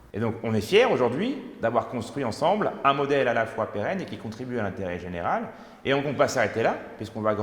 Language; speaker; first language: French; native; French